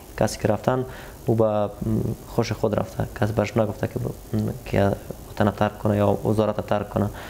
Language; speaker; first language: Persian; non-native, local second language; Pashto